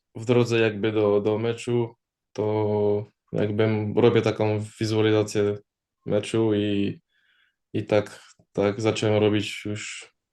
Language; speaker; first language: Polish; early bilingual, heritage; Polish